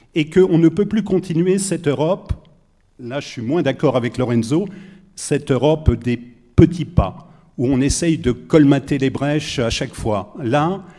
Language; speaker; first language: French; native; French